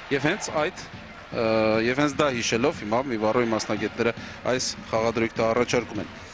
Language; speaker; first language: Armenian; native; Armenian